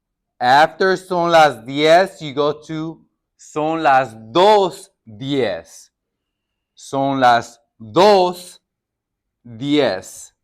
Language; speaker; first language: Spanish; non-native, fluent; English